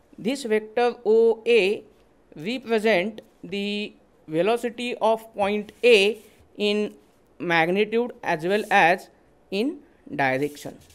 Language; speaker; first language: English; non-native, local second language; Marathi